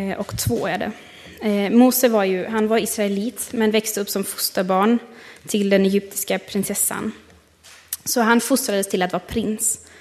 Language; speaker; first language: Swedish; non-native, fluent; German